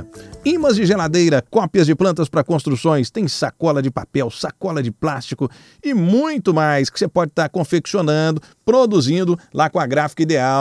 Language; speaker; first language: Portuguese; native; Portuguese